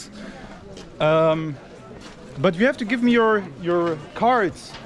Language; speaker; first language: English; non-native, fluent; Turkish